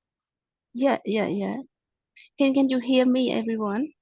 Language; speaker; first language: English; non-native, local second language; Khmer